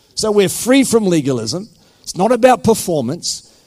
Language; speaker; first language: English; native; English